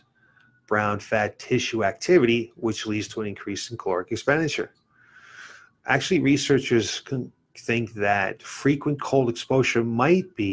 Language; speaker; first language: English; native; English